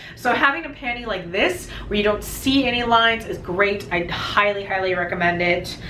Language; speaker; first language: English; native; English